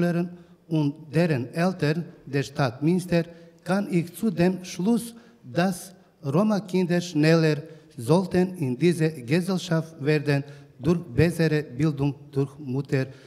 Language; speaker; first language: German; non-native, learner; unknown